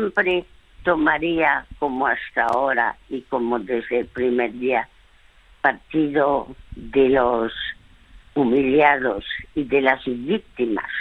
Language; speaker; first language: Spanish; early bilingual, other home language; French